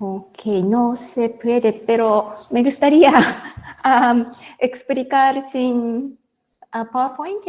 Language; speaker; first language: Spanish; non-native, fluent; Japanese